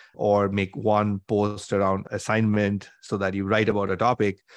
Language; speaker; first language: English; non-native, local second language; Bangla